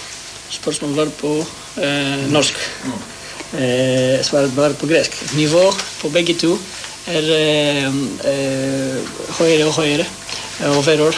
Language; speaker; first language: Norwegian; non-native, learner; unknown